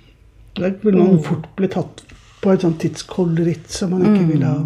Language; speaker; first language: Norwegian; native; Norwegian